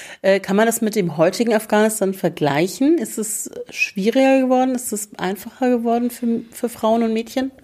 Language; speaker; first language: German; native; German